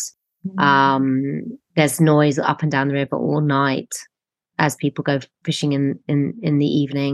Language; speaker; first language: English; native; English